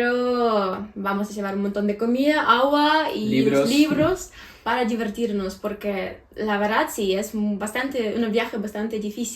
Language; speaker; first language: Spanish; non-native, fluent; Ukrainian